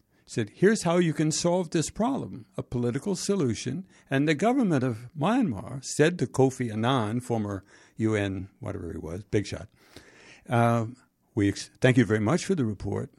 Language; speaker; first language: English; native; English